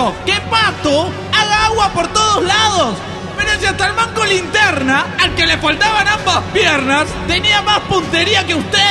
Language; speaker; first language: Spanish; native; Spanish